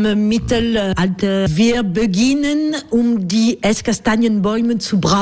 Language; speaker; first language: German; non-native, learner; French